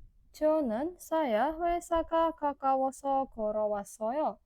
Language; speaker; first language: Korean; non-native, learner; Indonesian